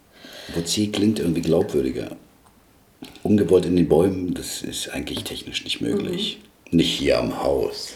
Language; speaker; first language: German; native; German